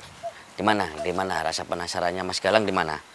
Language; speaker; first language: Indonesian; native; Indonesian